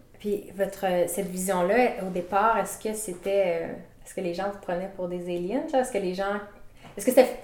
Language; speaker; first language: French; native; French